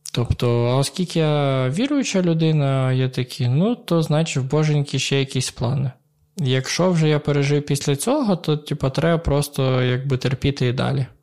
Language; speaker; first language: Ukrainian; native; Ukrainian